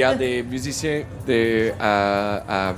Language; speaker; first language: French; non-native, learner; English